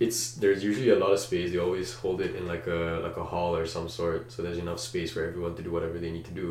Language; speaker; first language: English; non-native, local second language; Malay